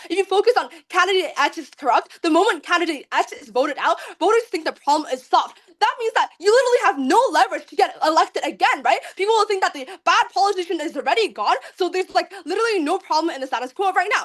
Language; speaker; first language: English; non-native, fluent; Chinese